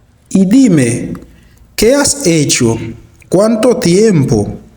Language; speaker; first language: Spanish; non-native, fluent; Haitian Creole